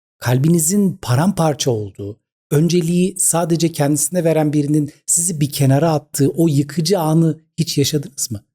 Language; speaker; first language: Turkish; native; Turkish